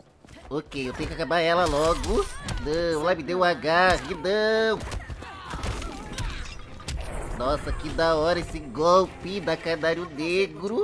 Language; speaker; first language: Portuguese; native; Portuguese